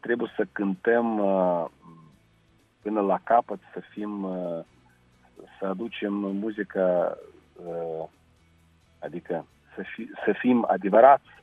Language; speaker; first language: Romanian; non-native, local second language; Russian